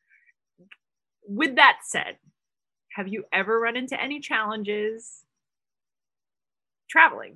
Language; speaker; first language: English; non-native, local second language; Filipino